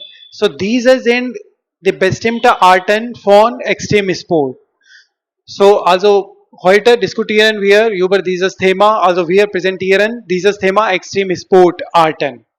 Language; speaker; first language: German; non-native, learner; Hindi